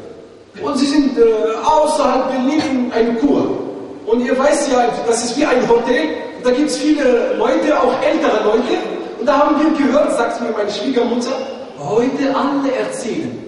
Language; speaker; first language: German; non-native, fluent; Arabic